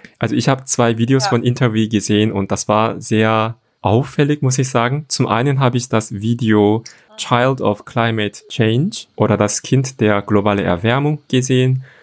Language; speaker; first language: German; non-native, fluent; Korean